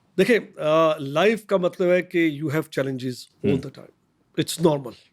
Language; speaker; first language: Urdu; native; Urdu